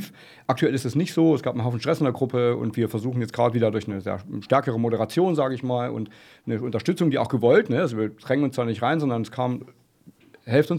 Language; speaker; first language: German; native; German